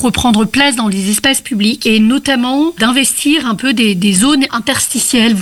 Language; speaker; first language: French; native; French